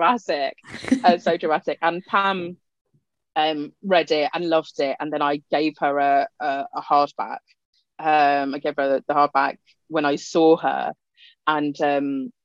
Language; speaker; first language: English; non-native, local second language; Punjabi